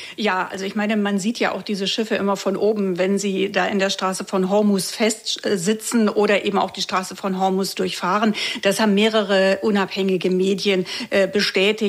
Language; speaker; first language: German; native; German